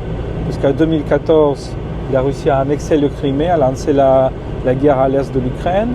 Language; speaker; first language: French; non-native, fluent; Ukrainian